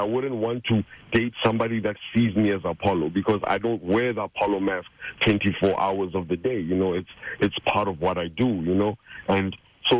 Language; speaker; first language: English; non-native, local second language; Tswana